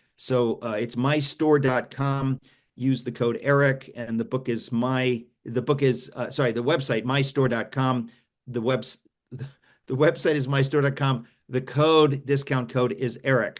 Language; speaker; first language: English; native; English